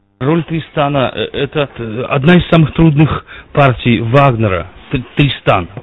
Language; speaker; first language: Russian; native; Russian